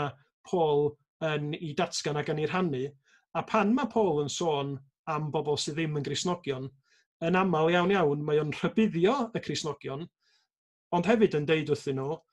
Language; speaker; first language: Welsh; native; Welsh